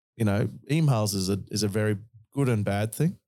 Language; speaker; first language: English; native; English